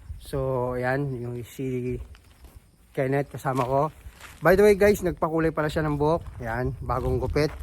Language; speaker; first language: Filipino; non-native, local second language; Pampanga